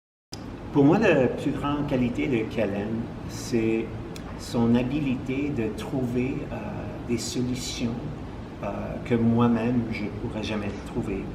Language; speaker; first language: French; non-native, local second language; English